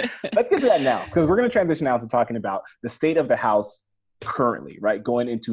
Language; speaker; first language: English; native; English